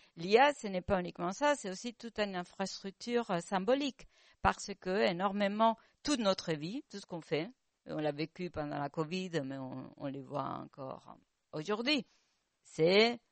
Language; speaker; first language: French; non-native, fluent; Spanish